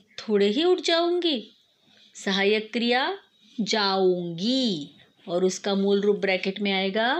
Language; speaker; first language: Hindi; non-native, local second language; Marathi